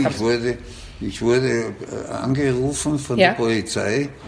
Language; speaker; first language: German; native; German